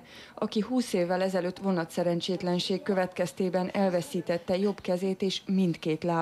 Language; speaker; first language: Hungarian; native; Hungarian